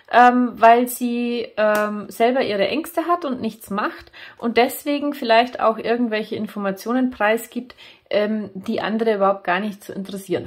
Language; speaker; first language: German; native; German